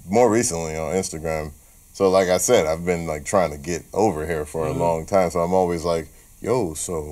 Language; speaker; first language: English; native; English